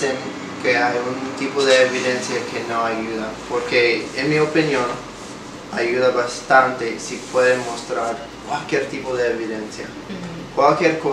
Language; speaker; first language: Spanish; non-native, fluent; English